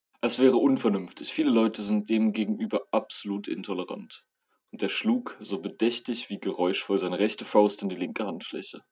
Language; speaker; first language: German; native; German